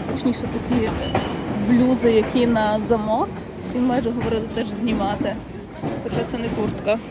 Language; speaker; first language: Ukrainian; native; Ukrainian